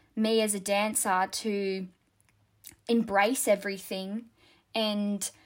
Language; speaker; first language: English; native; English